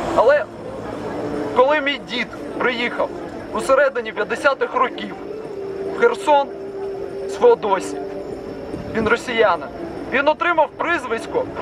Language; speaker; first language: Ukrainian; non-native, local second language; Russian